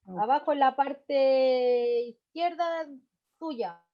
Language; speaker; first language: Spanish; native; Spanish